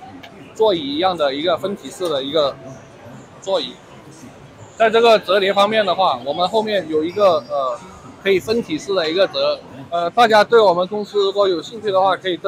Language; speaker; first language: Chinese; native; Chinese